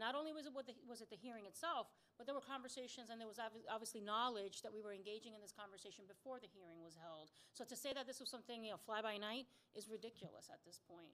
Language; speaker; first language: English; early bilingual, other home language; Spanish